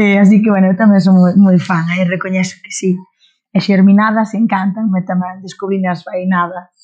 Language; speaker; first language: Galician; non-native, local second language; Spanish